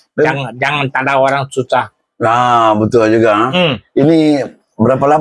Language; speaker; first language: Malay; non-native, local second language; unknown